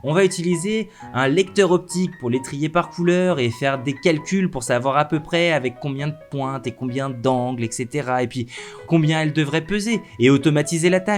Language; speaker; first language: French; native; French